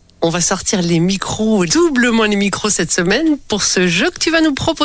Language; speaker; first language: French; native; French